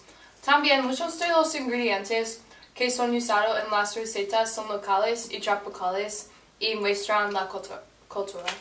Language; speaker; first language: Spanish; non-native, learner; English